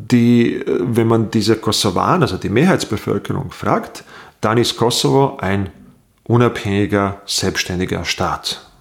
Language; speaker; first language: German; non-native, fluent; Bosnian